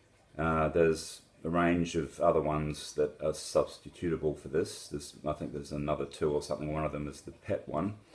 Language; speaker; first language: English; native; English